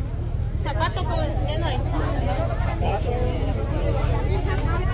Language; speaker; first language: Spanish; native; Spanish